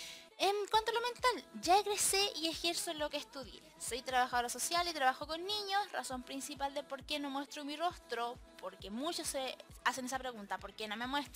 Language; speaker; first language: Spanish; native; Spanish